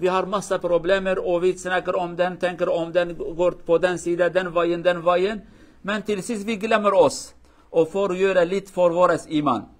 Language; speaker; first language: Swedish; non-native, fluent; Kurdish